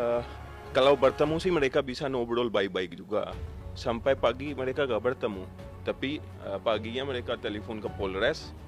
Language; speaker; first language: Indonesian; non-native, fluent; Urdu